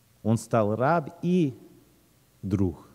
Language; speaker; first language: Russian; early bilingual, heritage; Russian